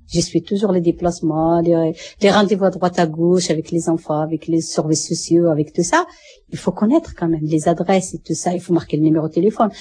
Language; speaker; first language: French; non-native, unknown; Arabic